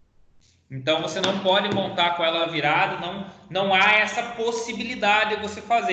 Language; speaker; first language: Portuguese; native; Portuguese